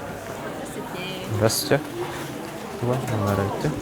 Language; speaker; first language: Russian; non-native, local second language; Yakut